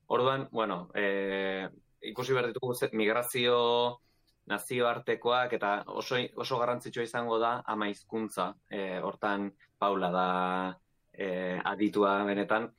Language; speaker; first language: Basque; native; Basque